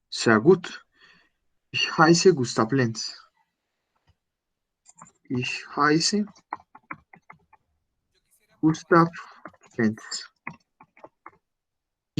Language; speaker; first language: German; non-native, learner; Spanish